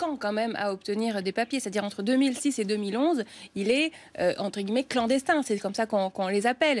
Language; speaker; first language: French; native; French